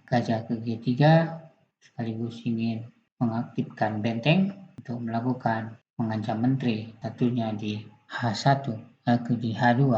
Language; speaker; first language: Indonesian; native; Indonesian